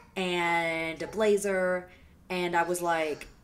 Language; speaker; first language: English; native; English